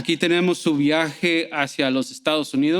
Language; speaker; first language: Spanish; early bilingual, heritage; Spanish